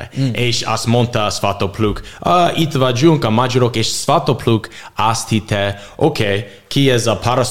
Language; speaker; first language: Hungarian; non-native, learner; English